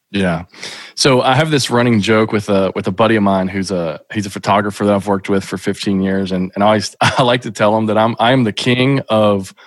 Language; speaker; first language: English; native; English